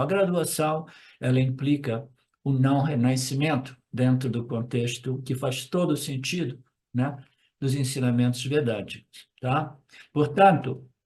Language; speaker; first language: Portuguese; native; Portuguese